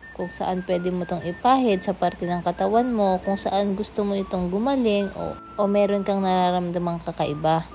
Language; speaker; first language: Filipino; non-native, local second language; Masbatenyo